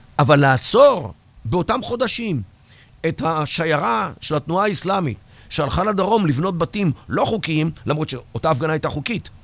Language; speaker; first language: Hebrew; native; Hebrew